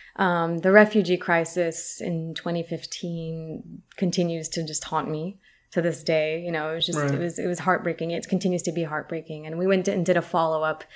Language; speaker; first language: English; early bilingual, other home language; Arabic